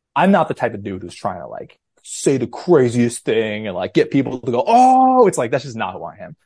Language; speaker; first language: English; native; English